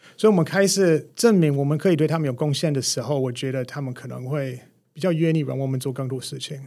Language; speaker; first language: Chinese; non-native, fluent; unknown